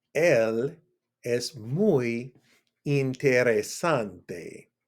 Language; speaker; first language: Spanish; non-native, learner; English